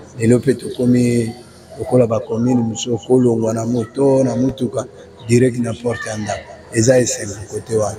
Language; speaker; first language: Lingala; native; Lingala